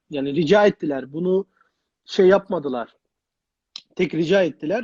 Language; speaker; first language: Turkish; early bilingual, heritage; Turkish